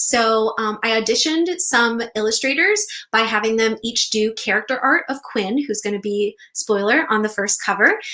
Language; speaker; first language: English; native; English